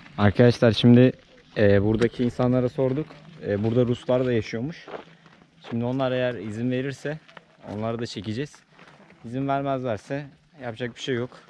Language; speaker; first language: Turkish; native; Turkish